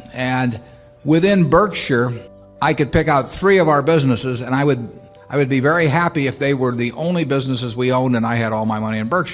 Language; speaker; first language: English; native; English